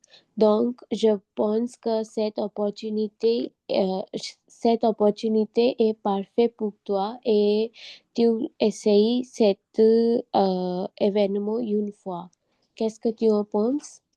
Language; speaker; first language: French; non-native, learner; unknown